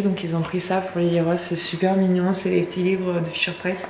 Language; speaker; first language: French; native; French